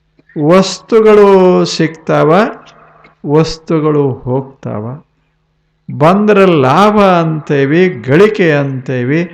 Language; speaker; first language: Kannada; native; Kannada